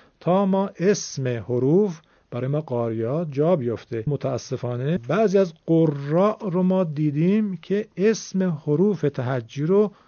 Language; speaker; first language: Persian; native; Persian